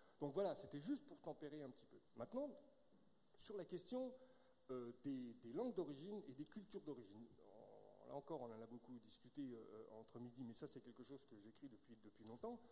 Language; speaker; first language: French; native; French